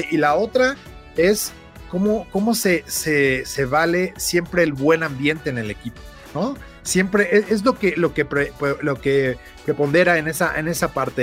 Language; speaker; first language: Spanish; native; Spanish